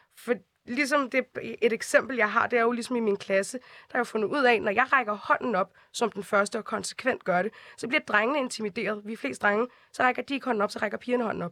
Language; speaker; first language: Danish; early bilingual, other home language; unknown